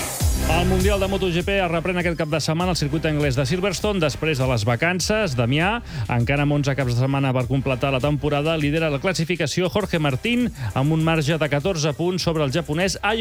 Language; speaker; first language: Catalan; native; Catalan